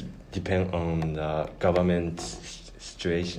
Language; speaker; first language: English; non-native, learner; Japanese